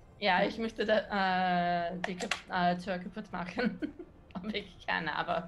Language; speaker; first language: German; non-native, learner; English